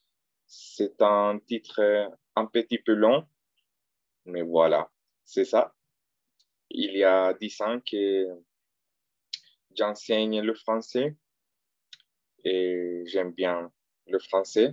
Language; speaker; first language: French; non-native, fluent; Spanish